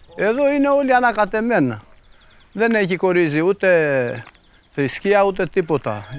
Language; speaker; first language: Greek; non-native, fluent; Albanian